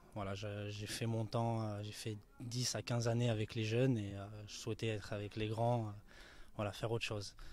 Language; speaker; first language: French; native; French